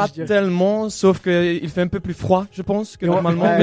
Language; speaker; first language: French; non-native, local second language; Dutch